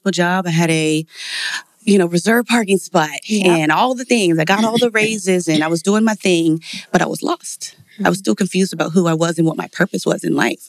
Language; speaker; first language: English; native; English